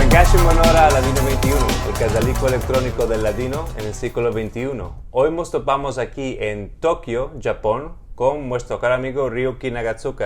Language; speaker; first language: Spanish; non-native, fluent; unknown